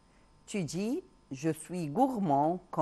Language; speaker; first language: French; non-native, local second language; Arabic